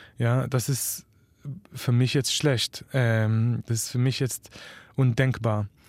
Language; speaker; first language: German; non-native, fluent; Hebrew